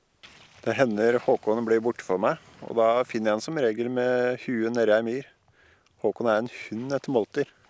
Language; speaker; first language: Norwegian; native; Norwegian